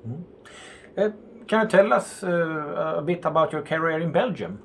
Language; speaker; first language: English; non-native, fluent; Swedish